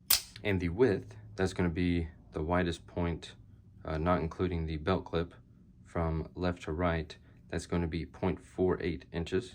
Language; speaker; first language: English; native; English